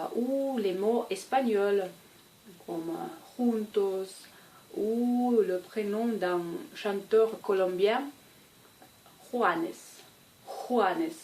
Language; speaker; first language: French; non-native, fluent; Russian